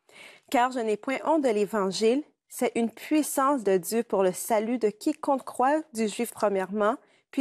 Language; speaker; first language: French; native; French